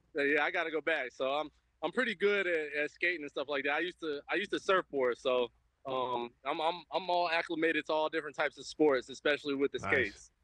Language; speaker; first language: English; native; English